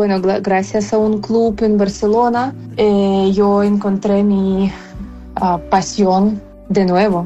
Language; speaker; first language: Spanish; non-native, fluent; Ukrainian